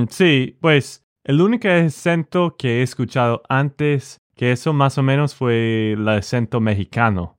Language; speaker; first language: Spanish; non-native, fluent; English